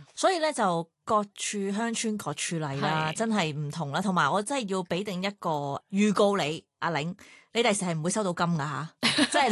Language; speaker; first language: Cantonese; native; Cantonese